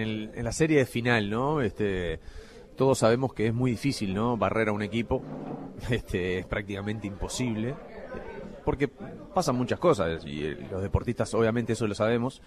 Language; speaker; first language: Spanish; native; Spanish